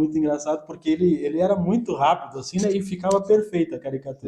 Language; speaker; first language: Portuguese; native; Portuguese